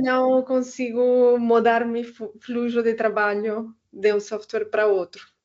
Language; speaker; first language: Portuguese; non-native, learner; Spanish